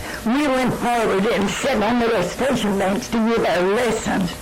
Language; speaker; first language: English; native; English